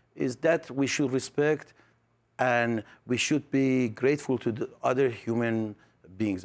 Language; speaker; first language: English; non-native, fluent; Persian